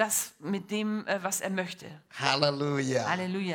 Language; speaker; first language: German; non-native, learner; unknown